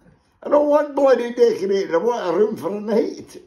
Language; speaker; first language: English; native; English